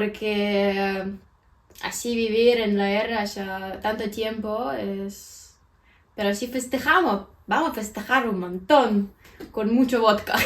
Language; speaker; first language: Spanish; non-native, fluent; Ukrainian